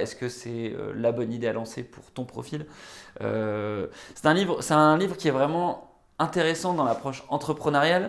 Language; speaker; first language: French; native; French